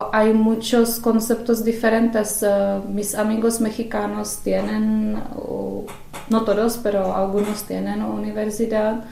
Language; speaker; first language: Spanish; non-native, fluent; Czech